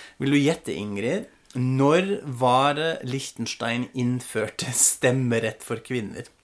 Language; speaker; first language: Norwegian; non-native, fluent; German